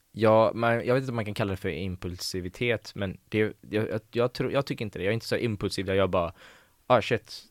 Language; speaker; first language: Swedish; early bilingual, other home language; Persian